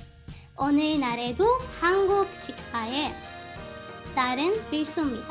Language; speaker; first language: Korean; non-native, fluent; Arabic